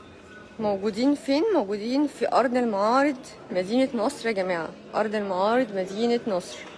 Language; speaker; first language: Arabic; native; Arabic